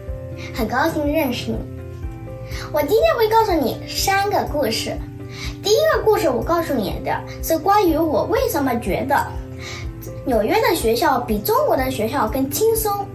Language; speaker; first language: Chinese; early bilingual, heritage; Chinese